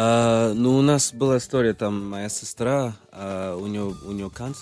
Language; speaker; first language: Russian; early bilingual, other home language; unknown